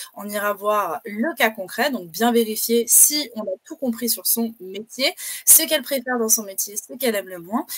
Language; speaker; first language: French; native; French